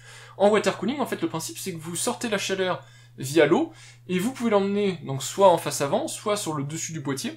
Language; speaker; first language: French; native; French